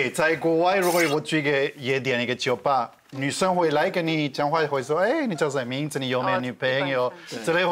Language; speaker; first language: Chinese; non-native, fluent; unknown